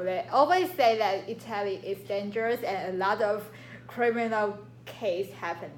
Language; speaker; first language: English; non-native, learner; Chinese